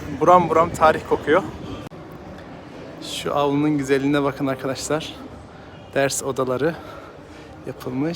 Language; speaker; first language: Turkish; native; Turkish